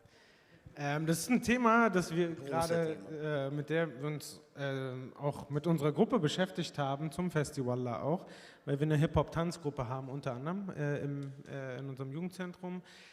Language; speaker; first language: German; early bilingual, other home language; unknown